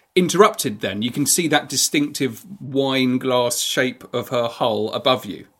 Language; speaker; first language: English; native; English